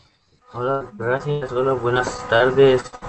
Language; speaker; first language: Spanish; non-native, learner; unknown